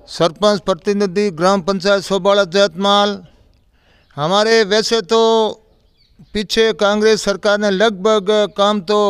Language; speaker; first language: Hindi; native; Hindi